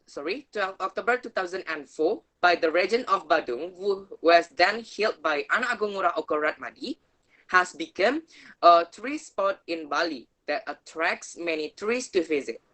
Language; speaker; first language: English; non-native, learner; Indonesian